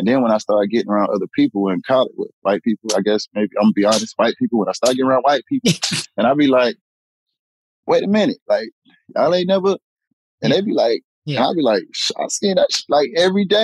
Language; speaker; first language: English; native; English